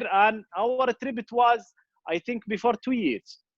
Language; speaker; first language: English; non-native, fluent; Arabic